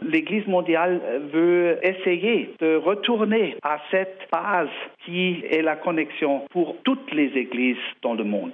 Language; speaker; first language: French; non-native, learner; German